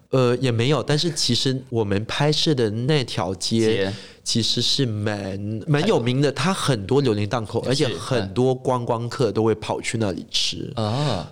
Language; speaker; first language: Chinese; non-native, local second language; English